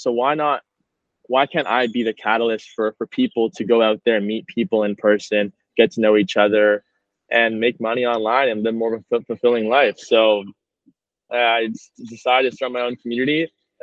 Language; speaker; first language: English; native; English